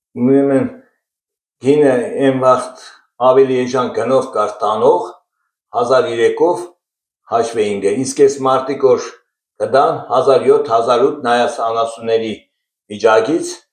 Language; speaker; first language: Armenian; native; Armenian